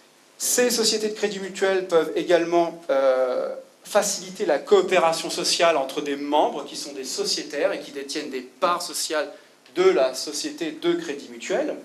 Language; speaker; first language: French; native; French